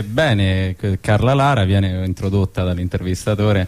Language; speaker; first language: Italian; native; Italian